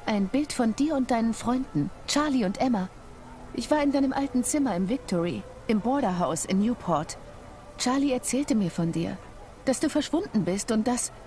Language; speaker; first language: German; native; German